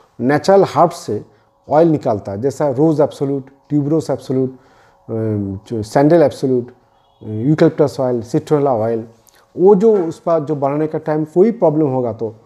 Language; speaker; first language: Hindi; non-native, local second language; Bangla